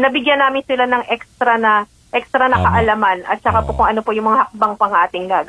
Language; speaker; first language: Filipino; native; Filipino